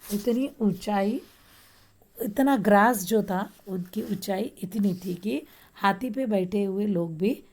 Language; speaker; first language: Hindi; non-native, local second language; Marathi